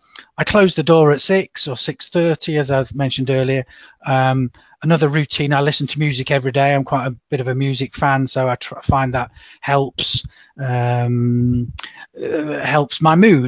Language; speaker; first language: English; native; English